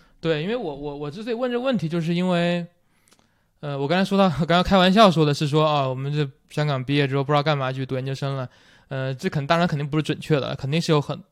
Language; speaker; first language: Chinese; native; Chinese